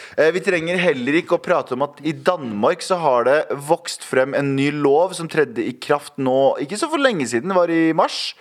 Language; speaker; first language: Norwegian; early bilingual, other home language; Kurdish